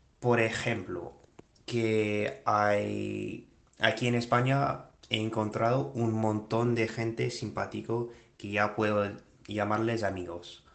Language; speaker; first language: Spanish; non-native, fluent; English